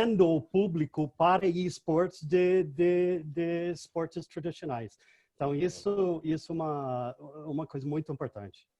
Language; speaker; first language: Portuguese; non-native, fluent; English